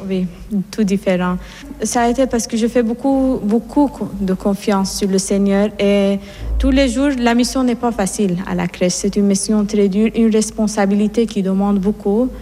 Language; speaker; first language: French; non-native, fluent; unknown